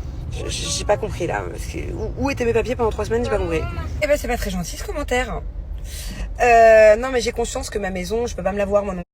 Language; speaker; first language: French; native; French